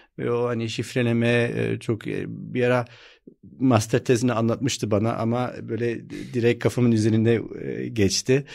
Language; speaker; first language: Turkish; early bilingual, heritage; Turkish